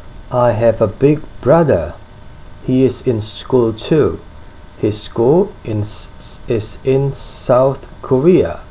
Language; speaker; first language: English; non-native, fluent; Indonesian